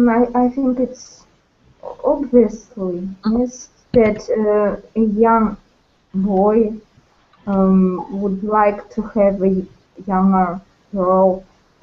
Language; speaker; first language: English; non-native, learner; Russian